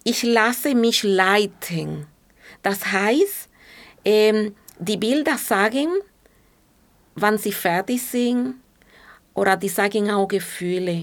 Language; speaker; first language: German; non-native, fluent; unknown